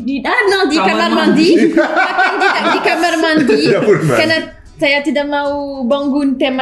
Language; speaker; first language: Indonesian; non-native, learner; French